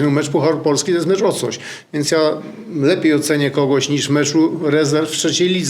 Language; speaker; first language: Polish; native; Polish